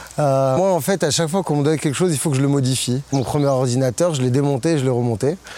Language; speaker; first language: French; non-native, local second language; Arabic